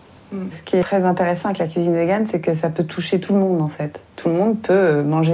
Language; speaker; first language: French; native; French